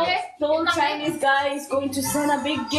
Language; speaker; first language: English; non-native, fluent; Spanish